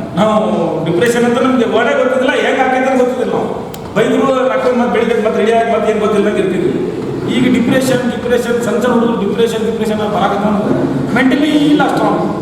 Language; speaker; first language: Kannada; non-native, local second language; Urdu